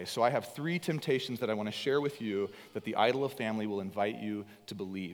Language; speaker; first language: English; native; English